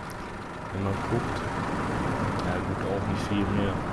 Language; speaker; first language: German; native; German